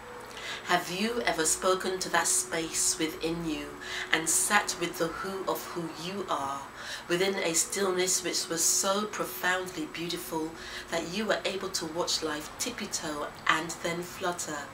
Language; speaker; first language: English; native; English